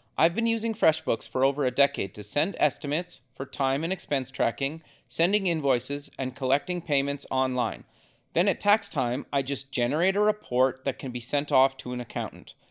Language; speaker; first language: English; native; English